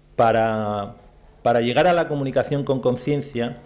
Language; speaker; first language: Spanish; native; Spanish